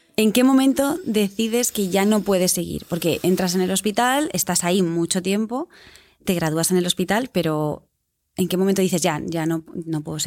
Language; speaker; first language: Spanish; native; Spanish